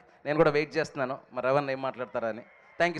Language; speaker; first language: Telugu; native; Telugu